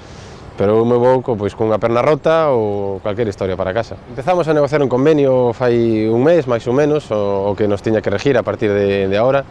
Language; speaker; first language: Spanish; non-native, local second language; Galician